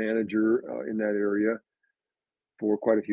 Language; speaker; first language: English; native; English